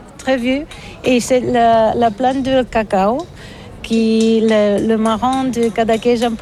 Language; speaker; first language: French; non-native, learner; Catalan